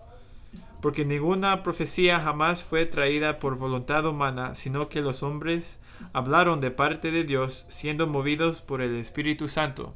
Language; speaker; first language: Spanish; non-native, fluent; English